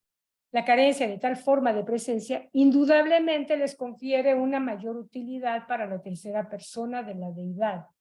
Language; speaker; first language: Spanish; native; Spanish